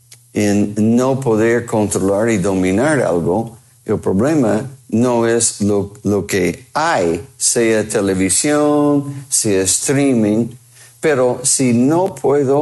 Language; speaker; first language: Spanish; non-native, fluent; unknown